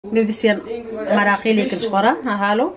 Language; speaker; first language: German; non-native, learner; Kurdish